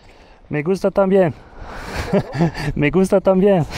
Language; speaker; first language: Spanish; non-native, learner; German